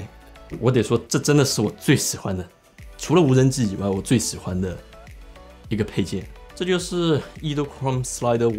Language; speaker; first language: Chinese; native; Chinese